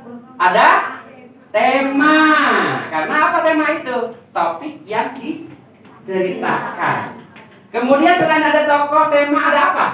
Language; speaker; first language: Indonesian; native; Indonesian